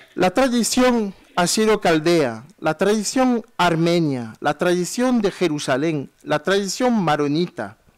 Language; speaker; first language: Spanish; non-native, fluent; French